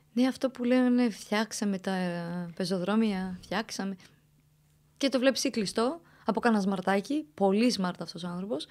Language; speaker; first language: Greek; early bilingual, other home language; Romanian